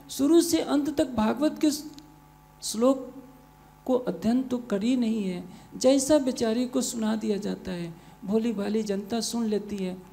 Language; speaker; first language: Hindi; native; Hindi